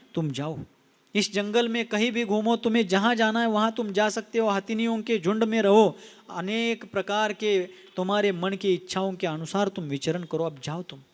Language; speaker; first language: Hindi; non-native, local second language; Marathi